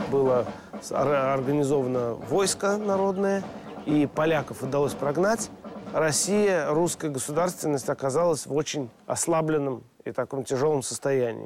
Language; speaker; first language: Russian; native; Russian